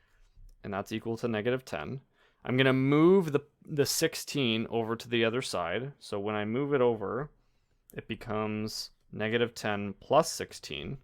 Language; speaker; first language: English; native; English